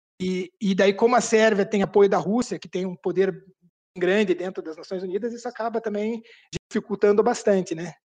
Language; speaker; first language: Portuguese; native; Portuguese